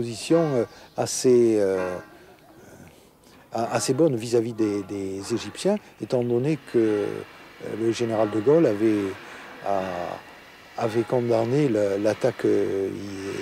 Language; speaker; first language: French; native; French